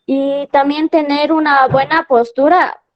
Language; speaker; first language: Spanish; native; Spanish